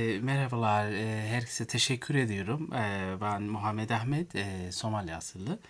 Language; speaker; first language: Turkish; non-native, fluent; Somali